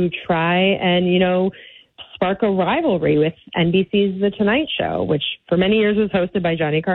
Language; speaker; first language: English; native; English